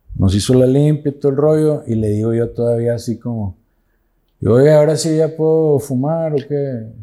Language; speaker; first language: Spanish; native; Spanish